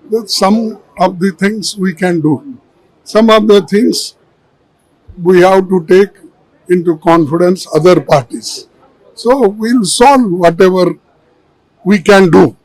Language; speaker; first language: English; non-native, local second language; Kannada